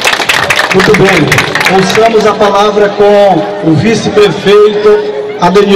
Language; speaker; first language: Portuguese; native; Portuguese